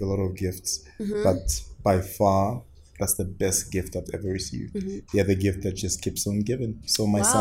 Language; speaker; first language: English; non-native, local second language; Bemba